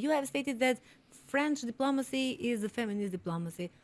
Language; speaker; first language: English; non-native, fluent; Albanian